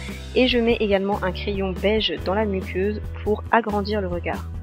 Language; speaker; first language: French; native; French